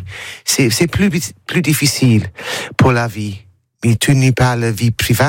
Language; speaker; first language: French; non-native, learner; English